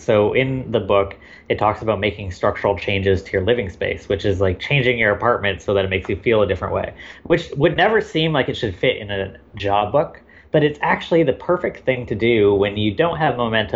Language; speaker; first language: English; native; English